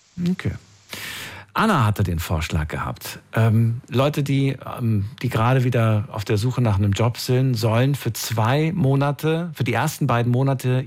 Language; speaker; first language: German; native; German